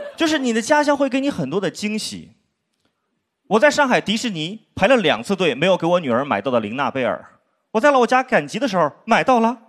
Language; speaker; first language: Chinese; native; Chinese